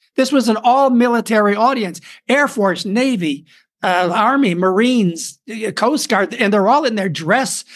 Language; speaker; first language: English; native; English